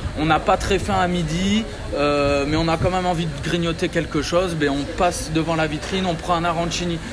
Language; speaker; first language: French; early bilingual, other home language; Italian